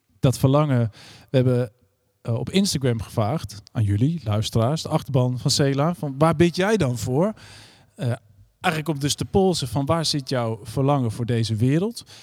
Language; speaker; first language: Dutch; native; Dutch